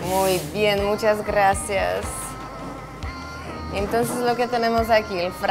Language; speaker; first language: Spanish; non-native, learner; Polish